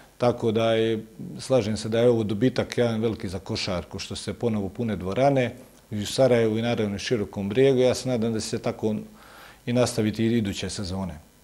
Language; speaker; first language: Croatian; native; Croatian